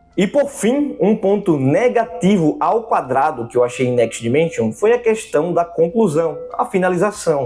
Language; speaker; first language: Portuguese; native; Portuguese